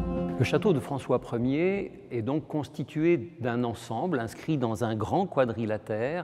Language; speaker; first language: French; native; French